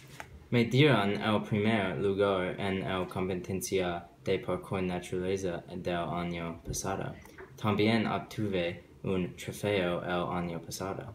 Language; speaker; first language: Spanish; non-native, learner; English